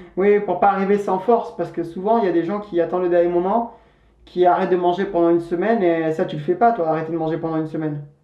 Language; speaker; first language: French; native; French